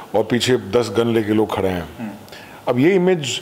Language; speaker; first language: Hindi; native; Hindi